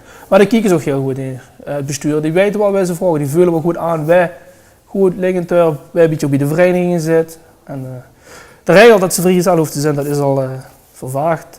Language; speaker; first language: Dutch; native; Dutch